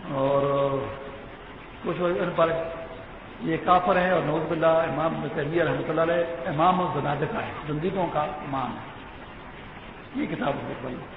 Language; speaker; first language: Urdu; non-native, local second language; Pashto